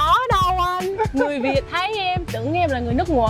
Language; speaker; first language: Vietnamese; non-native, fluent; English